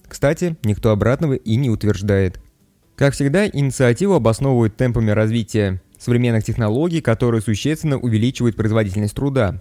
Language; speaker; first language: Russian; native; Russian